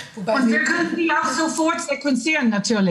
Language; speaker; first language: German; non-native, learner; English